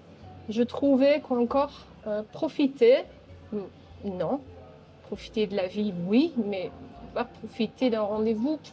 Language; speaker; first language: French; non-native, local second language; Dutch